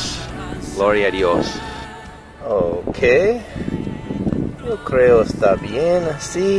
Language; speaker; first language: Spanish; non-native, learner; English